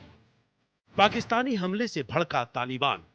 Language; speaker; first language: Hindi; native; Hindi